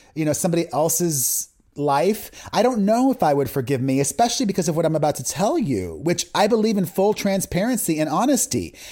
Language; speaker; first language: English; native; English